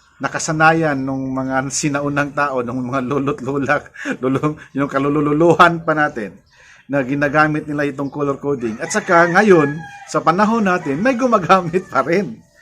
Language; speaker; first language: Filipino; non-native, local second language; Cebuano